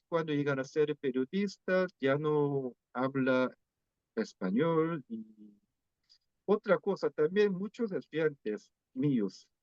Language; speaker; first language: Spanish; non-native, fluent; Korean